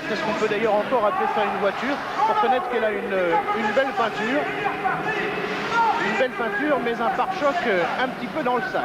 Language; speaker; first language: French; native; French